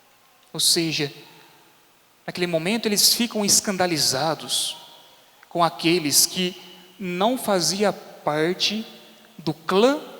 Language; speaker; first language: Portuguese; native; Portuguese